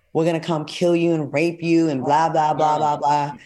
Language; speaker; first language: English; native; English